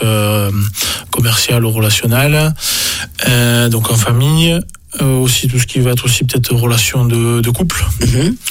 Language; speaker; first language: French; native; French